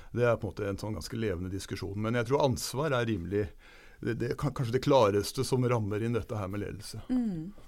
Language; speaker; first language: Norwegian; native; Norwegian